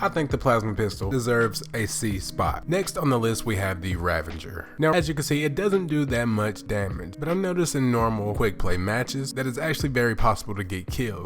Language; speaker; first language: English; native; English